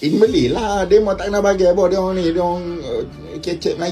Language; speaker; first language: Malay; native; Malay